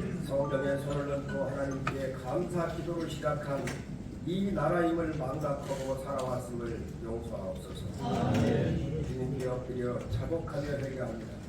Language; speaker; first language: Korean; native; Korean